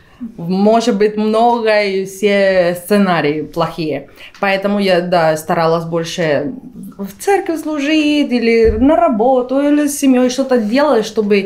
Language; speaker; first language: Russian; non-native, fluent; Spanish